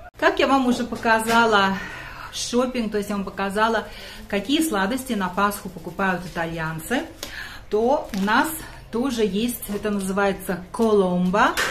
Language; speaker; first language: Russian; non-native, local second language; Latvian